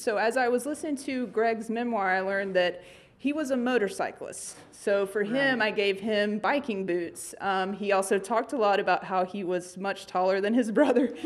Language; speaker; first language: English; native; English